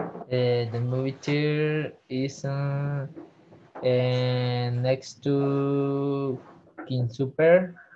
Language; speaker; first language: English; non-native, learner; Spanish